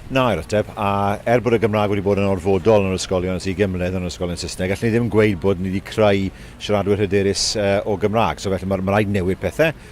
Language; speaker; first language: Welsh; native; Welsh